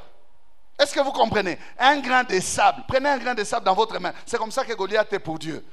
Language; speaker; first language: French; non-native, local second language; Swahili